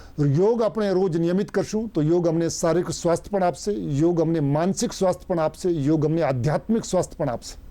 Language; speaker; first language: Gujarati; non-native, local second language; Hindi